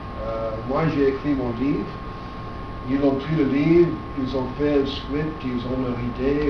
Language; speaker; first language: French; non-native, fluent; English